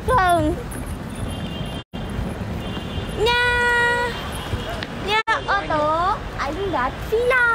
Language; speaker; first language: Vietnamese; non-native, learner; Indonesian